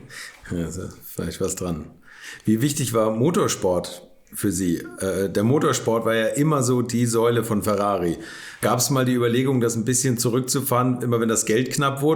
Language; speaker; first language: German; native; German